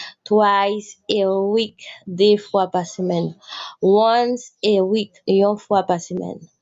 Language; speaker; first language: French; non-native, local second language; Haitian Creole